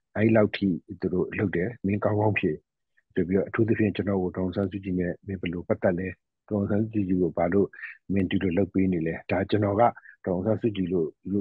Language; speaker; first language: Burmese; native; Burmese